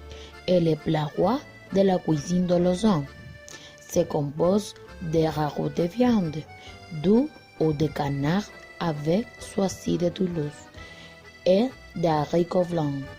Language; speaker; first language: French; non-native, learner; Spanish